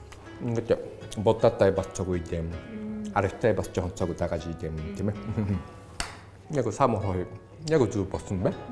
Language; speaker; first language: Mongolian; non-native, fluent; Japanese